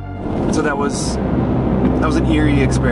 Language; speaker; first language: English; native; English